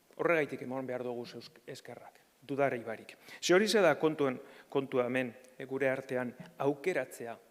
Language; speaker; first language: Basque; native; Basque